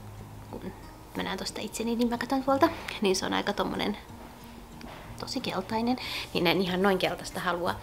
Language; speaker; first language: Finnish; native; Finnish